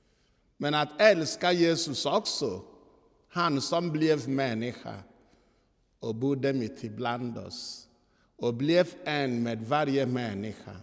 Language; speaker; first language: Swedish; non-native, fluent; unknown